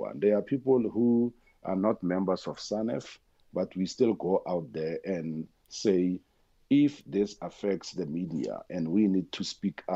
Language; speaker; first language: English; non-native, local second language; Tswana